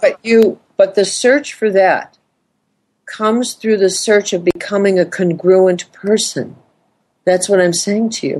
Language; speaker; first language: English; native; English